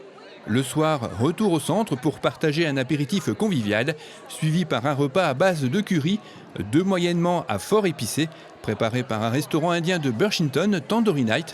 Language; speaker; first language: French; native; French